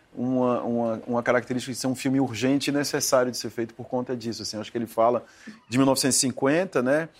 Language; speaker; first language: Portuguese; native; Portuguese